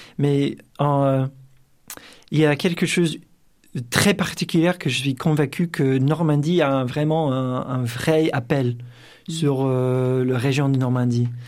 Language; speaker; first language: French; non-native, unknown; English